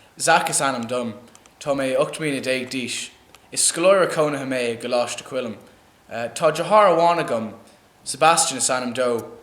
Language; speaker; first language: Irish; non-native, local second language; English